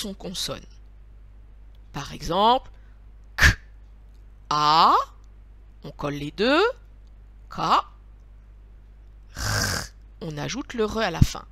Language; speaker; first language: French; native; French